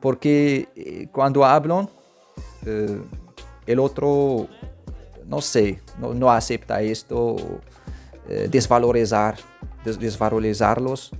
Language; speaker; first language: Spanish; non-native, fluent; Arabic